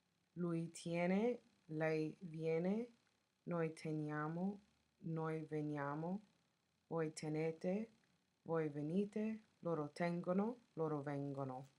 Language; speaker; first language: Italian; non-native, fluent; English